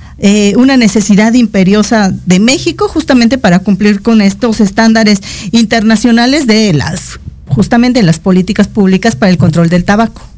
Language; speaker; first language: Spanish; native; Spanish